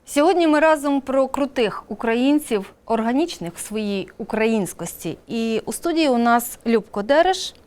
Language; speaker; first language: Ukrainian; native; Ukrainian